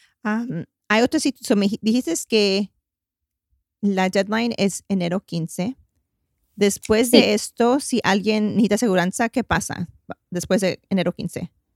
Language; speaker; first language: Spanish; early bilingual, heritage; Spanish